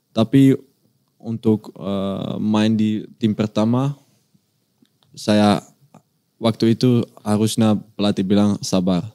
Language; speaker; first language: Indonesian; non-native, learner; Dutch